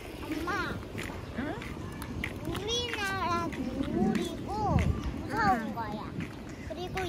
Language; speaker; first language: Korean; non-native, local second language; Filipino